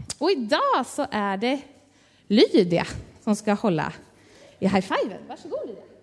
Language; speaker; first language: Swedish; native; Swedish